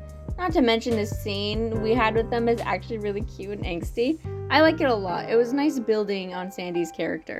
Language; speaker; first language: English; native; English